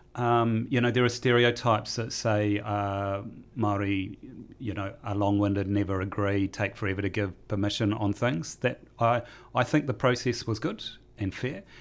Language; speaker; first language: English; native; English